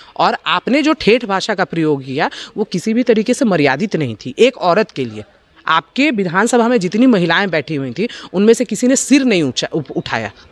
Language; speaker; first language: Hindi; native; Hindi